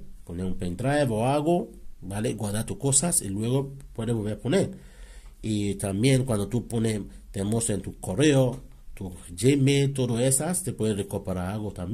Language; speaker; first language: Spanish; non-native, learner; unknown